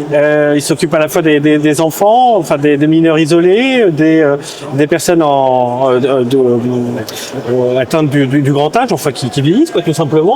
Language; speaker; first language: French; native; French